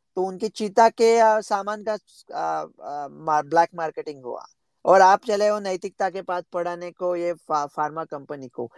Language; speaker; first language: Hindi; non-native, local second language; Marathi